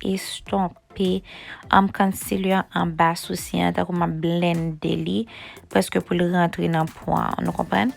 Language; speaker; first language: French; non-native, learner; Haitian Creole